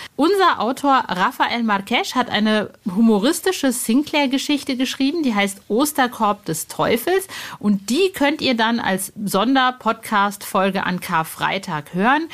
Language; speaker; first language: German; native; German